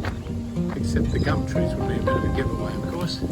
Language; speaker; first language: English; native; English